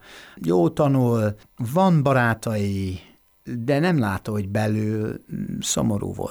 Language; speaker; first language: Hungarian; non-native, fluent; English